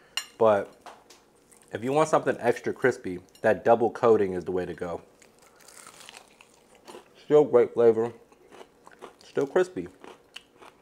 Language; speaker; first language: English; native; English